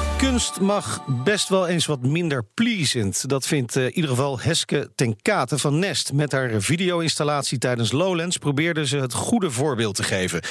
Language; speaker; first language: Dutch; native; Dutch